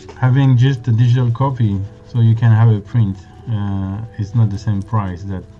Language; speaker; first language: English; non-native, fluent; French